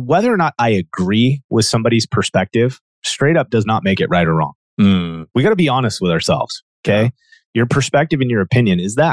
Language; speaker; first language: English; native; English